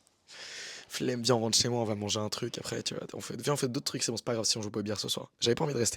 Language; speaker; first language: French; native; French